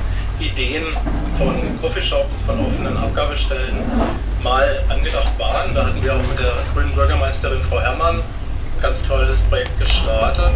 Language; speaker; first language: German; native; German